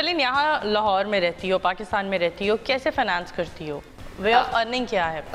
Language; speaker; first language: Hindi; native; Hindi